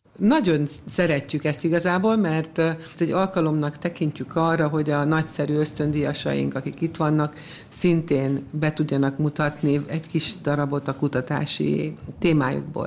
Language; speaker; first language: Hungarian; native; Hungarian